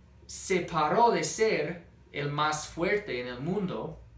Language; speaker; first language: Spanish; non-native, fluent; English